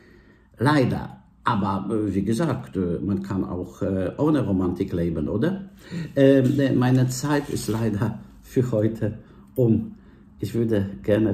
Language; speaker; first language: German; non-native, fluent; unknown